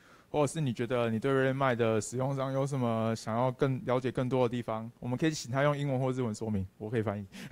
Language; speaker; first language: Chinese; native; Chinese